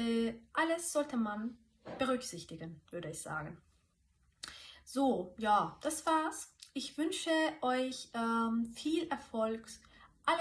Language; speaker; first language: German; non-native, fluent; Turkish